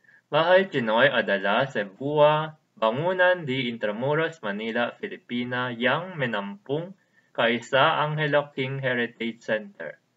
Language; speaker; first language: Indonesian; non-native, learner; Filipino